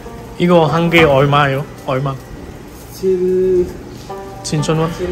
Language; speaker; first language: Korean; non-native, learner; Vietnamese